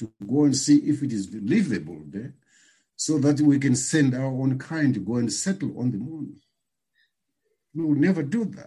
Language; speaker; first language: English; non-native, local second language; Shona